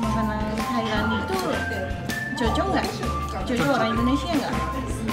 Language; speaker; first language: Indonesian; non-native, learner; Japanese